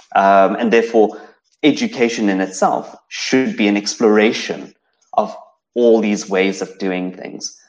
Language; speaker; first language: English; native; English